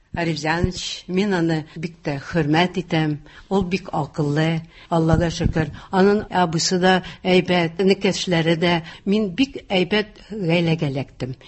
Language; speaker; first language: Tatar; early bilingual, heritage; Tatar